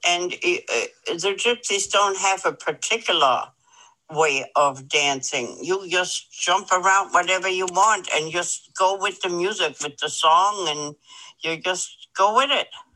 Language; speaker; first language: English; non-native, fluent; German